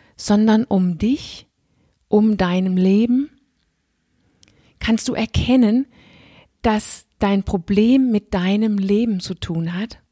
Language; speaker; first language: German; non-native, fluent; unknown